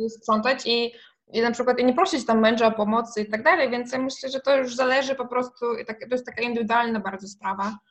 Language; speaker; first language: Polish; non-native, fluent; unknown